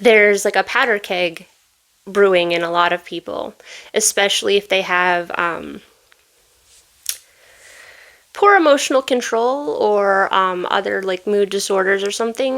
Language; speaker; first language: English; native; English